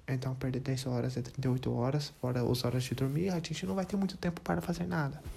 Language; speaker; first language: Portuguese; non-native, learner; English